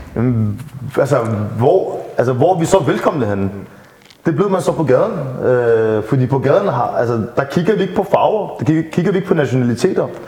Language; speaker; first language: Danish; native; Danish